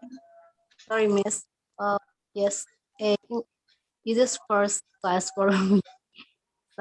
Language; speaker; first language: English; non-native, learner; Indonesian